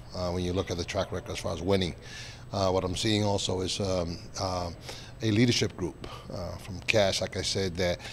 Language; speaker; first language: English; native; English